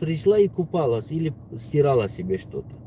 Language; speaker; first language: Russian; non-native, local second language; Tajik